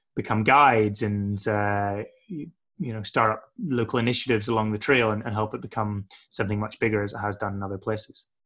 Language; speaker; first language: English; native; English